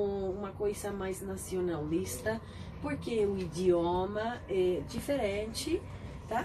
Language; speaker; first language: Portuguese; non-native, fluent; Spanish